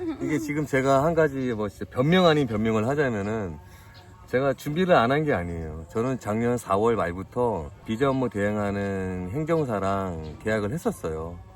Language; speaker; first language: Korean; native; Korean